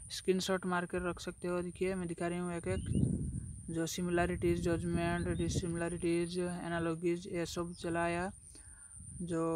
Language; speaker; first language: Hindi; non-native, local second language; Assamese